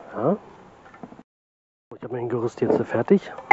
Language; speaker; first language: German; native; German